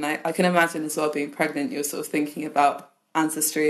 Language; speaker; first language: English; native; English